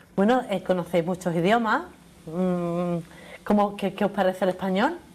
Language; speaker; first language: Spanish; non-native, fluent; French